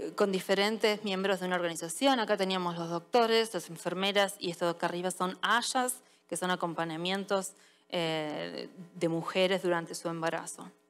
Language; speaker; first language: Spanish; native; Spanish